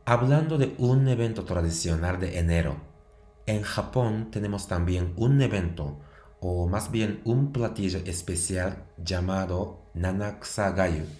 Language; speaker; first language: Spanish; non-native, fluent; Japanese